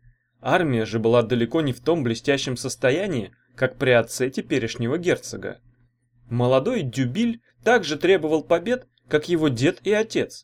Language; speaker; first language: Russian; native; Russian